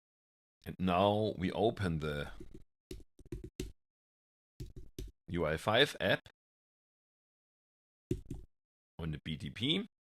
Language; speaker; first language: English; non-native, fluent; German